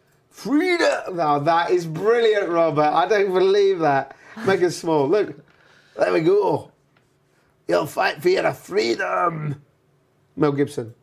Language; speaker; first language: English; native; English